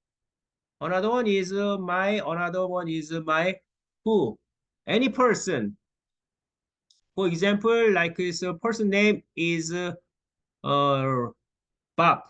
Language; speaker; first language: English; non-native, learner; Korean